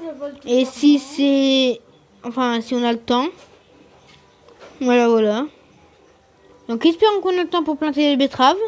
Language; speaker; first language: French; native; French